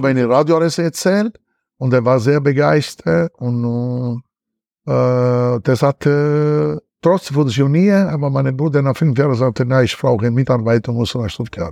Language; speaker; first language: German; non-native, learner; Italian